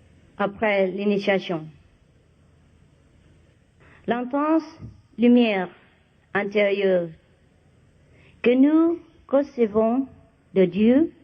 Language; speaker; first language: French; non-native, learner; Vietnamese